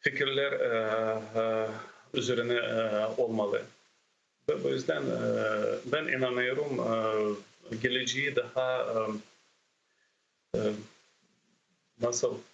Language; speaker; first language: Turkish; non-native, fluent; Ukrainian